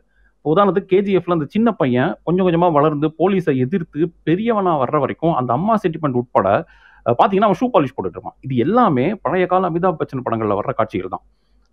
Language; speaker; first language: Tamil; native; Tamil